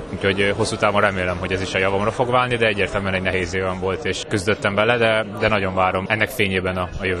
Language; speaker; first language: Hungarian; native; Hungarian